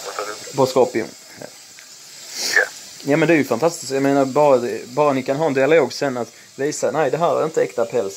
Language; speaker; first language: Swedish; native; Swedish